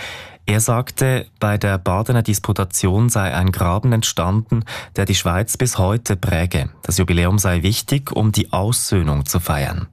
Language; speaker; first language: German; native; German